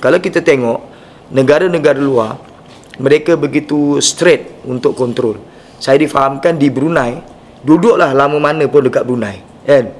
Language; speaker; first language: Malay; native; Malay